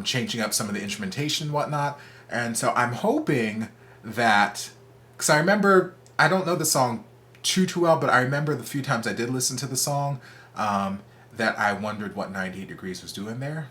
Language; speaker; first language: English; native; English